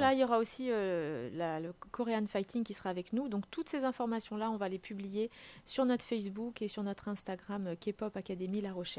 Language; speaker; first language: French; native; French